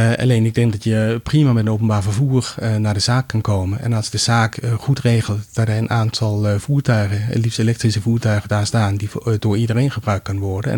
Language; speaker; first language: Dutch; non-native, fluent; Danish